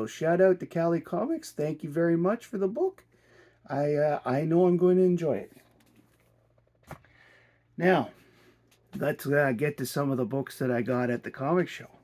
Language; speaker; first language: English; native; English